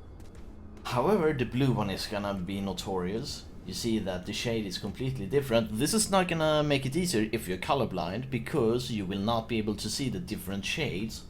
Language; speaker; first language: English; non-native, fluent; Chinese